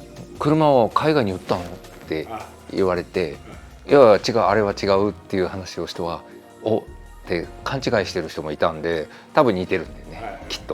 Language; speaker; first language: Japanese; native; Japanese